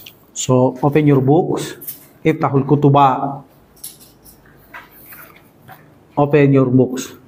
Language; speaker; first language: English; non-native, local second language; Filipino